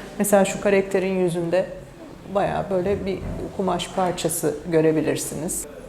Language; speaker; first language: Turkish; early bilingual, heritage; Turkish